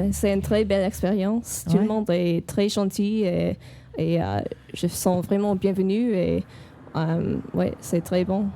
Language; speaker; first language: French; non-native, fluent; English